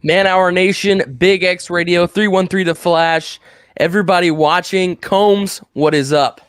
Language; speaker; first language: English; native; English